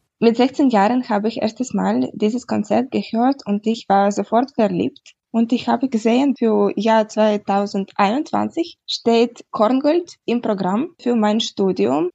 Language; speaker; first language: German; non-native, fluent; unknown